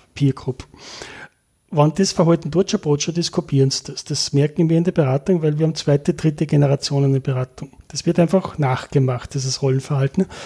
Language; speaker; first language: German; native; German